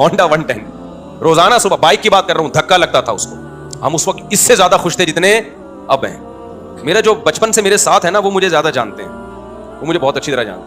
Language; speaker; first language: Urdu; native; Urdu